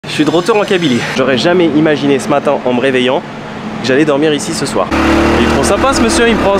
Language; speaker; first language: French; native; French